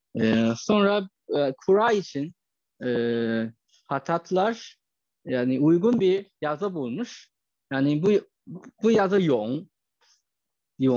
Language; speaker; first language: Turkish; non-native, fluent; Chinese